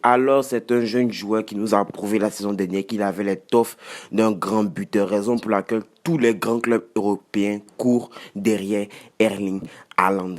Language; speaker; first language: French; native; French